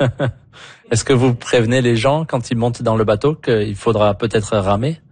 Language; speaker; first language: French; native; French